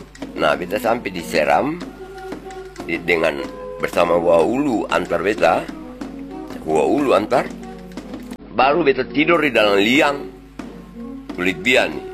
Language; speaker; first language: Indonesian; non-native, local second language; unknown